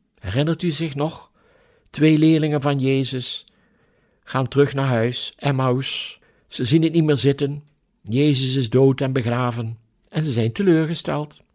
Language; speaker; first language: Dutch; native; Dutch